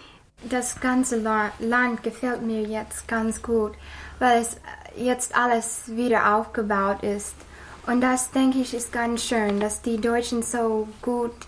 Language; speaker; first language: German; non-native, learner; English